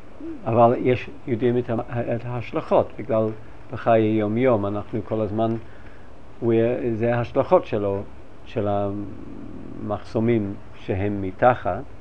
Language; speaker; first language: Hebrew; non-native, fluent; English